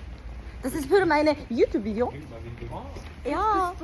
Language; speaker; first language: German; non-native, learner; Mongolian